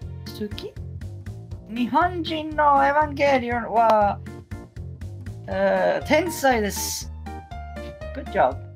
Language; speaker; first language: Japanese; non-native, learner; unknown